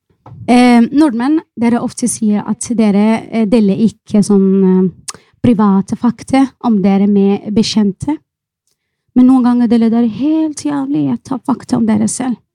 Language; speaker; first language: Norwegian; non-native, fluent; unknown